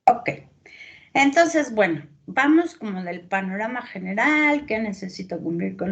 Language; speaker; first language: Spanish; native; Spanish